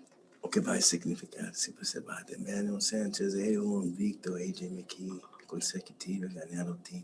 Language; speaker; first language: Portuguese; non-native, learner; English